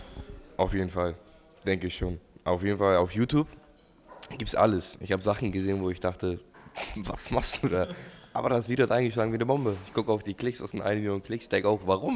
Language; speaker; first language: German; native; German